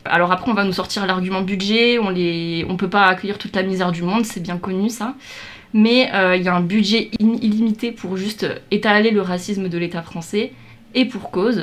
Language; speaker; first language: French; native; French